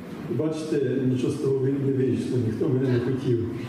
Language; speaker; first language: Ukrainian; early bilingual, heritage; Ukrainian